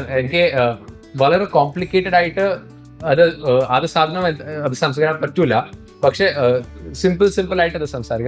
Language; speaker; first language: Malayalam; early bilingual, heritage; Malayalam